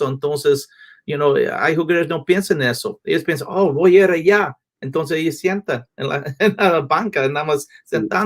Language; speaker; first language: Spanish; non-native, learner; English